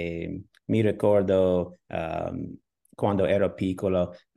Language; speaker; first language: Italian; non-native, learner; English